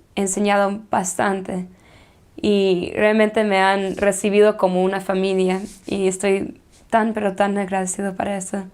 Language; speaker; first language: Spanish; early bilingual, other home language; English